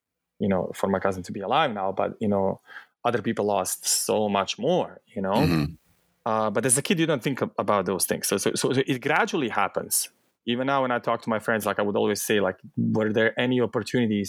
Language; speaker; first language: English; non-native, fluent; Bosnian